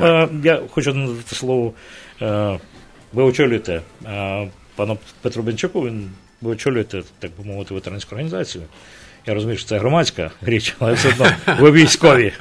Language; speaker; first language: Ukrainian; native; Ukrainian